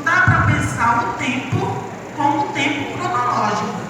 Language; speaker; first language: Portuguese; native; Portuguese